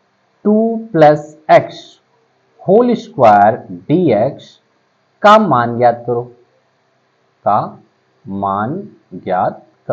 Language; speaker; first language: Hindi; native; Hindi